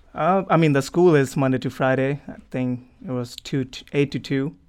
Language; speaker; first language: English; non-native, local second language; Hindi